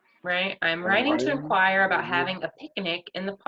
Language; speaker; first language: English; native; English